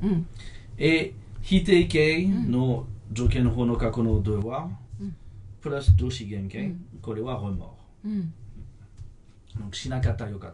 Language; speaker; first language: Japanese; non-native, fluent; French